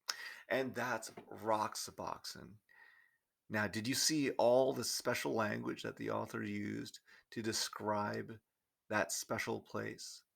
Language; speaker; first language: English; native; English